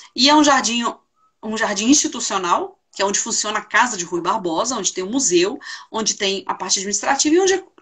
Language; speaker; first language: Portuguese; native; Portuguese